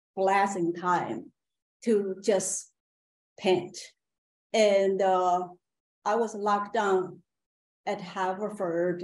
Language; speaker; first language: English; non-native, fluent; Chinese